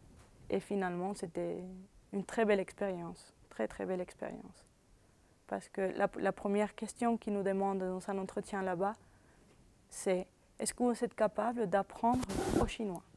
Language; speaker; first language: French; early bilingual, other home language; Spanish